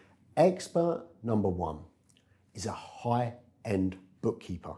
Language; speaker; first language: English; native; English